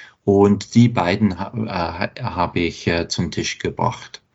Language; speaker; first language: German; non-native, fluent; English